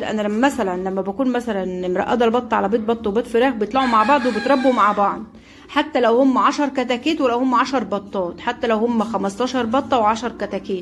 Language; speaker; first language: Arabic; native; Arabic